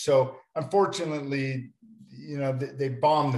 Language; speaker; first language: English; native; English